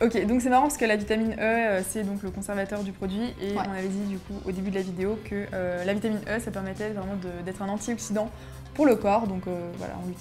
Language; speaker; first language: French; native; French